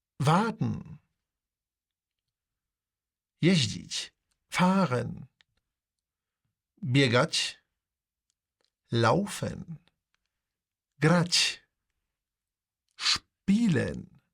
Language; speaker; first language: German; non-native, fluent; Polish